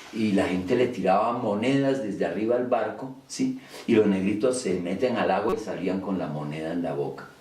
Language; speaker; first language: Spanish; early bilingual, other home language; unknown